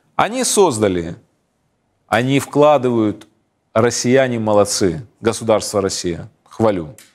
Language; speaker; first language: Russian; native; Russian